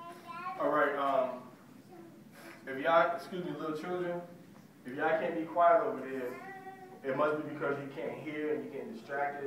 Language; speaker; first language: English; native; English